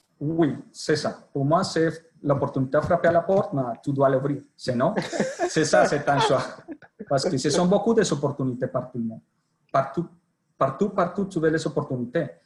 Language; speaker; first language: French; non-native, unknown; Spanish